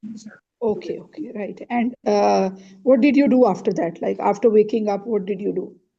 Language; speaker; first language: English; non-native, fluent; Urdu